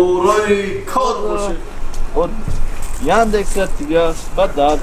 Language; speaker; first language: Russian; non-native, learner; Tajik